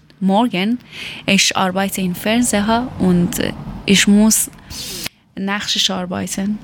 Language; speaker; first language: German; non-native, learner; Persian